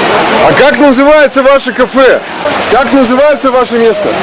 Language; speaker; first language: Russian; native; Russian